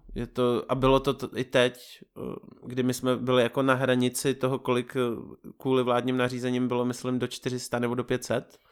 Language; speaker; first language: Czech; native; Czech